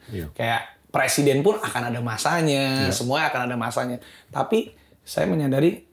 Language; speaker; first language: Indonesian; native; Indonesian